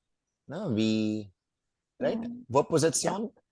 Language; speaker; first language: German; non-native, fluent; Hindi